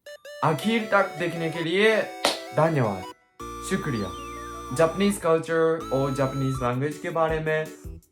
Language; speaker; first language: Hindi; non-native, learner; Japanese